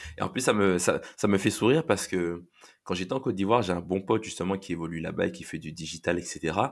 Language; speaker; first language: French; native; French